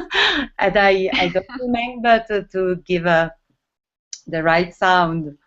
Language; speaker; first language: English; non-native, learner; Italian